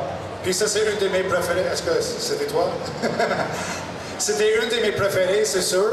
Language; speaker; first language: French; non-native, local second language; English